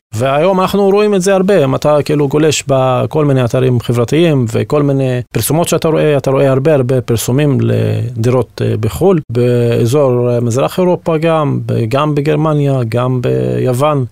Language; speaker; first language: Hebrew; non-native, local second language; Arabic